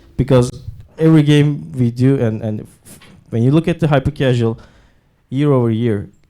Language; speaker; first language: English; non-native, fluent; Turkish